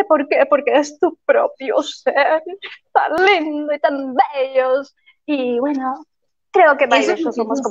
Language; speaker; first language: Spanish; native; Spanish